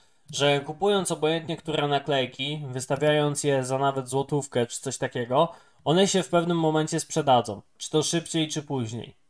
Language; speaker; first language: Polish; native; Polish